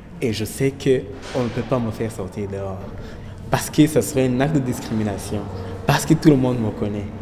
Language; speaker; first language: French; non-native, local second language; Kinyarwanda